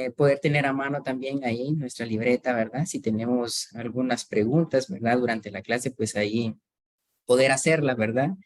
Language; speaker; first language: Spanish; native; Spanish